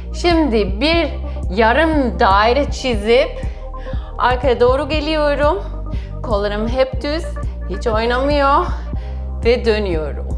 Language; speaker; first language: Turkish; non-native, fluent; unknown